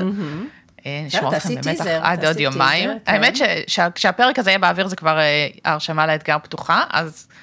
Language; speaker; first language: Hebrew; native; Hebrew